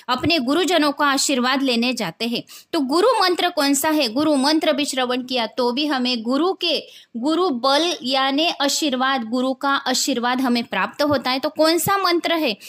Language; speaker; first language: Hindi; non-native, local second language; Marathi